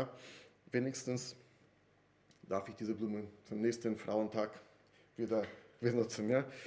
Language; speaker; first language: German; non-native, fluent; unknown